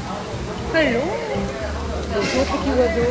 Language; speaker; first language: French; native; French